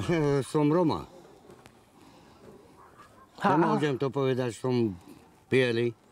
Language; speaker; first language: Slovak; non-native, local second language; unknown